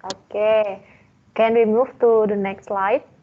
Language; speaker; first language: English; non-native, learner; Indonesian